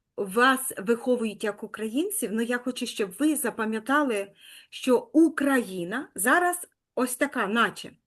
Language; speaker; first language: Ukrainian; native; Ukrainian